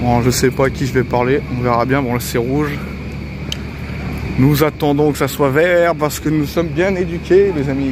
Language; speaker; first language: French; native; French